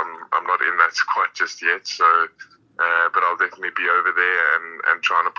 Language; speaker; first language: English; native; English